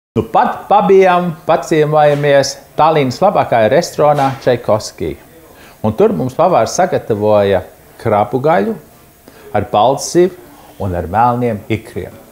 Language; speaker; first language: Latvian; early bilingual, heritage; Latvian